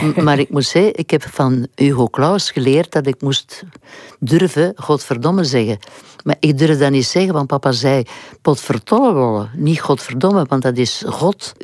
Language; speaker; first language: Dutch; non-native, local second language; French